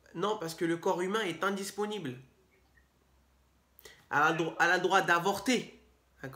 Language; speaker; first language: French; native; French